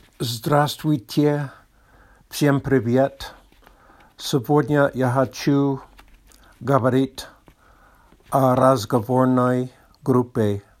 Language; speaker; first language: Russian; non-native, learner; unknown